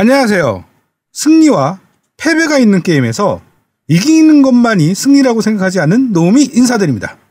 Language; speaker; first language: Korean; native; Korean